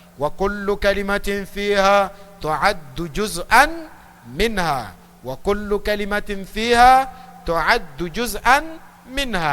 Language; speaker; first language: Arabic; non-native, fluent; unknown